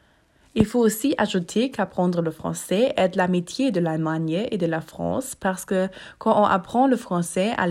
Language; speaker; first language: French; non-native, learner; German